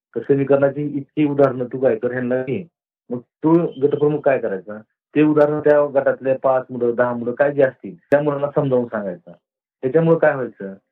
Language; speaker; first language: Marathi; native; Marathi